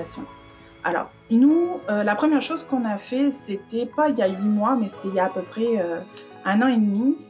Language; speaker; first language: French; native; French